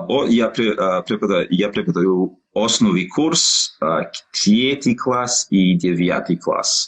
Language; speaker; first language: Russian; non-native, learner; English